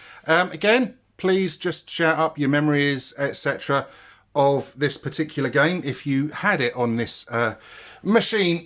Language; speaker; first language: English; native; English